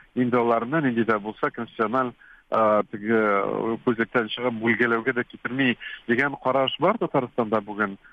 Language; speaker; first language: Tatar; native; Tatar